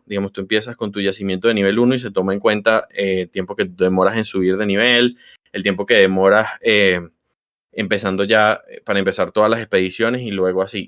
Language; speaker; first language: Spanish; native; Spanish